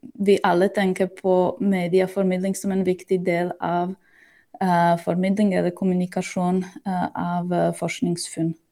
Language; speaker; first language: Norwegian; non-native, fluent; Slovak